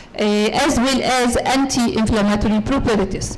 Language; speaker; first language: English; non-native, fluent; Arabic